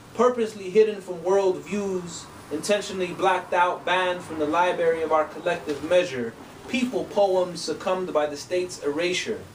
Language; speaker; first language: English; native; English